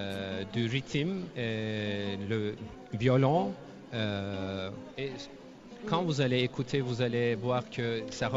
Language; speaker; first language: French; non-native, fluent; Turkish